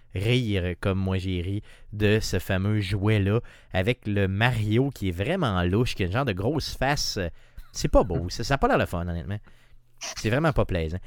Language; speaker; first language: French; native; French